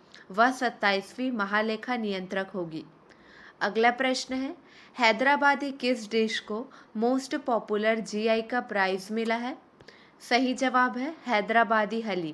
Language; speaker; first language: Hindi; native; Hindi